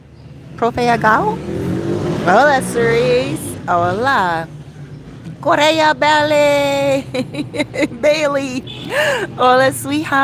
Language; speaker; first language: Spanish; non-native, learner; English